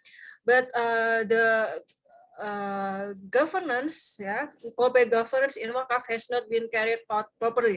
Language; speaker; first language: English; non-native, fluent; Indonesian